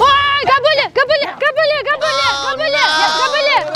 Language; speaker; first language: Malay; non-native, learner; Russian